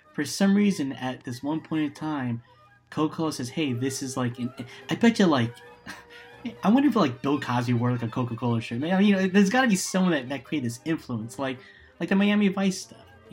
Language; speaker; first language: English; native; English